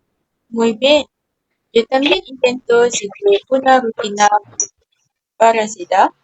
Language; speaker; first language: Spanish; non-native, learner; Malay